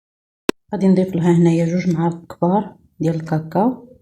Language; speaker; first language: Arabic; native; Arabic